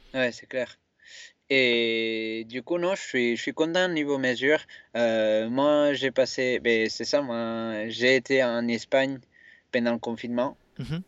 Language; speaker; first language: French; non-native, fluent; Spanish